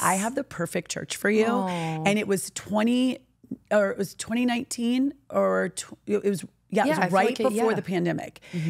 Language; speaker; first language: English; native; English